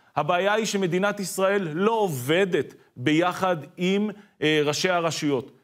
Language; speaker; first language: Hebrew; native; Hebrew